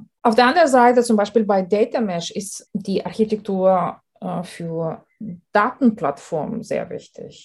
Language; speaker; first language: German; non-native, fluent; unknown